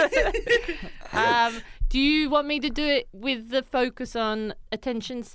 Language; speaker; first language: English; native; English